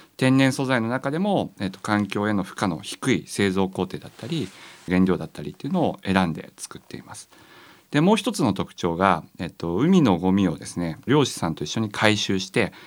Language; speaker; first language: Japanese; native; Japanese